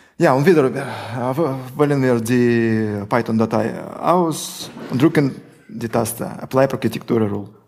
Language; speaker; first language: German; non-native, fluent; Russian